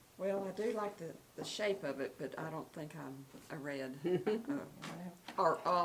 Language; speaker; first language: English; native; English